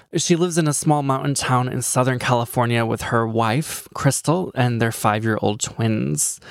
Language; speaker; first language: English; native; English